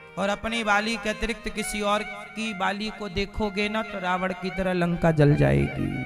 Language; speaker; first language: Hindi; native; Hindi